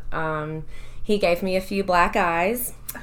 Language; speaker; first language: English; native; English